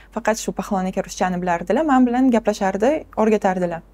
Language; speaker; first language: Uzbek; non-native, local second language; Russian